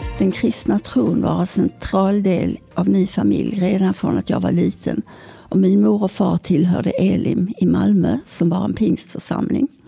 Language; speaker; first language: Swedish; native; Swedish